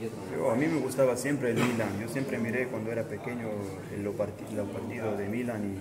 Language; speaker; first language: Spanish; early bilingual, heritage; Spanish